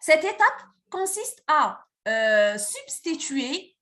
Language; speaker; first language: French; non-native, local second language; Arabic